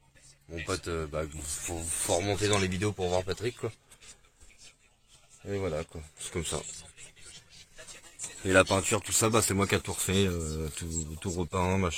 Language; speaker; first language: French; native; French